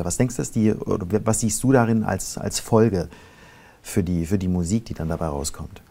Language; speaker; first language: German; native; German